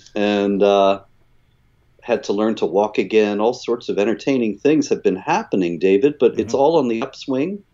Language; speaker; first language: English; native; English